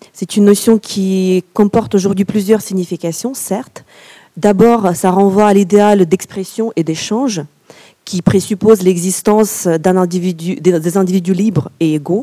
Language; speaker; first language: French; non-native, fluent; Ukrainian